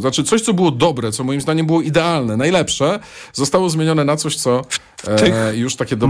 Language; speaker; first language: Polish; native; Polish